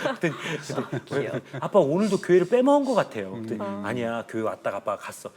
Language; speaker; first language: Korean; native; Korean